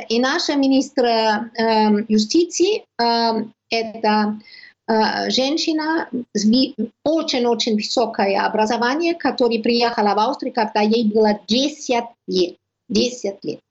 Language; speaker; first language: Russian; non-native, learner; German